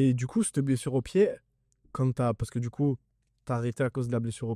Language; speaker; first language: French; native; French